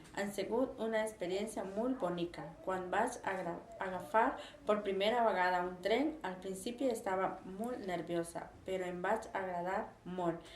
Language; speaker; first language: Catalan; non-native, learner; Spanish